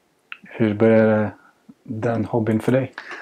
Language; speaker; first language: Swedish; native; Swedish